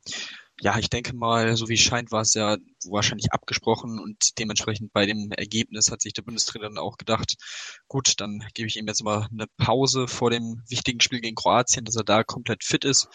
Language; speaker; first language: German; native; German